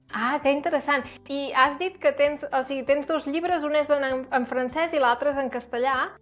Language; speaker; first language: Catalan; native; Catalan